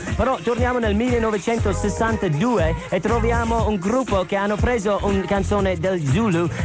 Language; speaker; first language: Italian; non-native, fluent; English